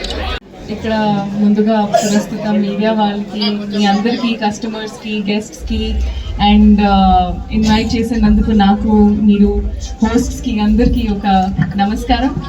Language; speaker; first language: Telugu; non-native, learner; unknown